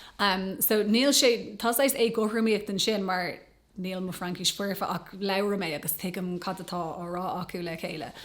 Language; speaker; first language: Irish; non-native, local second language; English